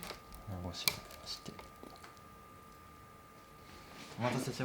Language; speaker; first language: Japanese; native; Japanese